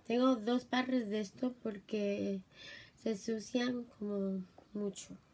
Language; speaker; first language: Spanish; early bilingual, heritage; Spanish